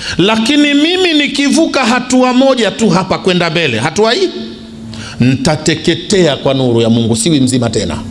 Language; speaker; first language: Swahili; native; Swahili